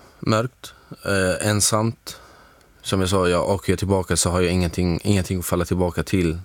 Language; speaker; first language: Swedish; non-native, fluent; Arabic